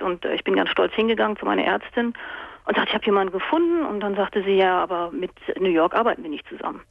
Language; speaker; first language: German; native; German